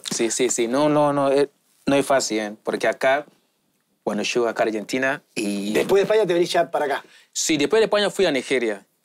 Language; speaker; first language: Spanish; non-native, learner; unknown